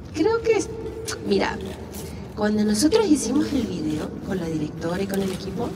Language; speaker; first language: Spanish; native; Spanish